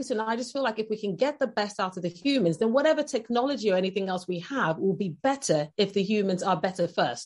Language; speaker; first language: English; non-native, local second language; Yoruba